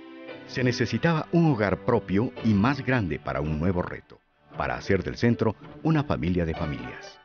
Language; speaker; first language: Spanish; native; Spanish